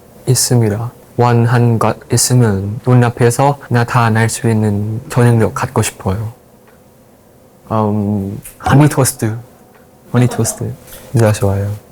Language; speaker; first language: Korean; non-native, learner; Thai